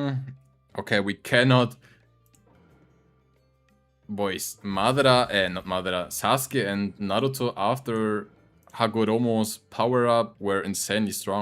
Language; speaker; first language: English; non-native, fluent; German